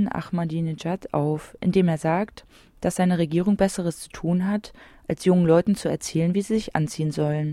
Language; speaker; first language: German; native; German